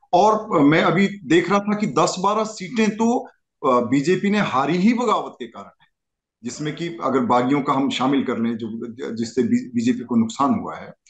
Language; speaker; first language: Hindi; native; Hindi